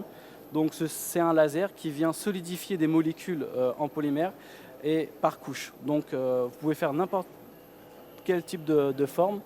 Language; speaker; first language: French; native; French